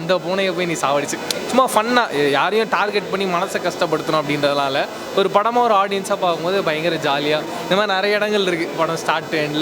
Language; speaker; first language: Tamil; native; Tamil